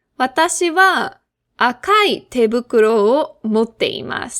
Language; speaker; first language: Japanese; non-native, fluent; English